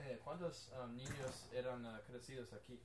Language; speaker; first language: Spanish; non-native, learner; English